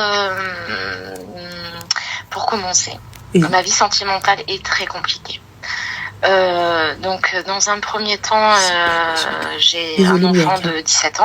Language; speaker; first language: French; native; French